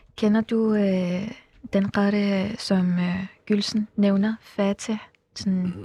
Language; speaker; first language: Danish; early bilingual, other home language; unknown